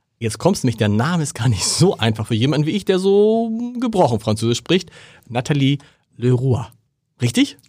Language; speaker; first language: German; native; German